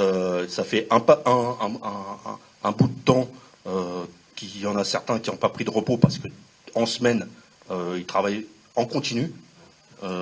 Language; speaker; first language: French; native; French